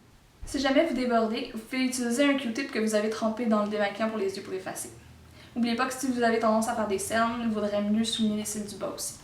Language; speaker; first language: French; native; French